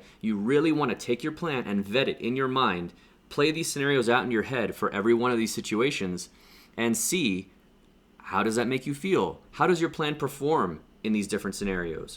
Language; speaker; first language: English; native; English